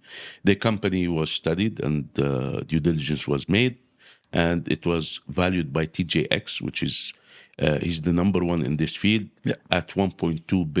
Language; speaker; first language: English; non-native, local second language; Arabic